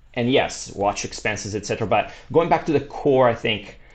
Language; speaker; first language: English; non-native, fluent; Italian